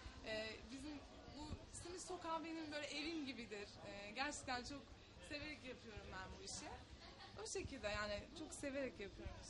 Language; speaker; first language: Turkish; native; Turkish